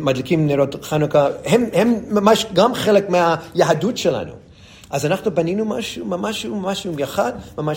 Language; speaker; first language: Hebrew; non-native, fluent; English